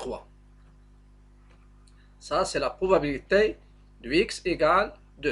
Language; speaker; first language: French; non-native, local second language; Arabic